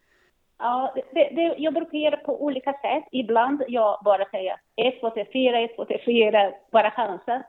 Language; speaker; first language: Swedish; non-native, learner; Portuguese